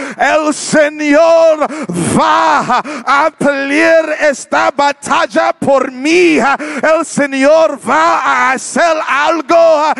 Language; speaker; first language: Spanish; non-native, learner; English